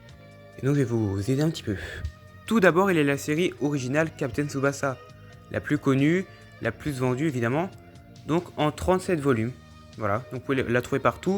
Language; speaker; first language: French; native; French